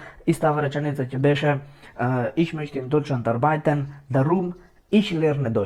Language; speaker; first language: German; non-native, fluent; Macedonian